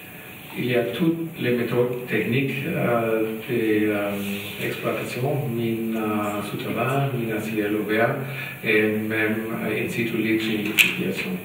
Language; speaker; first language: French; non-native, learner; German